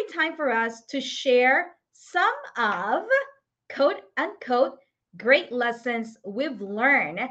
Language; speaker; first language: English; non-native, local second language; Iloko